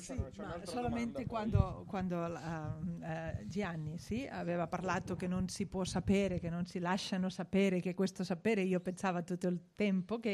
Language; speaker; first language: Italian; non-native, fluent; Spanish